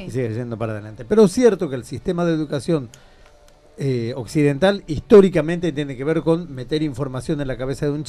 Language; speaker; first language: Spanish; native; Spanish